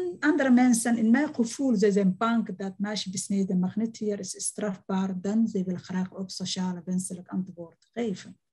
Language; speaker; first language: Dutch; non-native, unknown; Somali